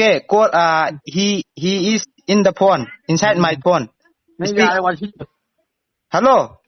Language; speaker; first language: English; non-native, learner; Manipuri